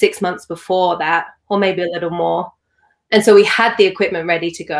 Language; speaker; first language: English; native; English